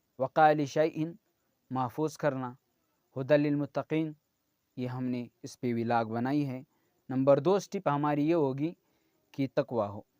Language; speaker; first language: Urdu; non-native, local second language; Pashto